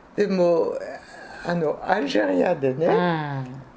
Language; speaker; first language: Japanese; non-native, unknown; French